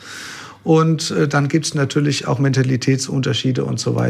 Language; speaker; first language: German; native; German